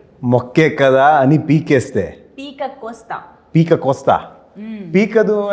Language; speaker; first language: Telugu; non-native, learner; Kannada